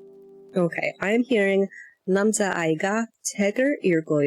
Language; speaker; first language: Korean; non-native, learner; English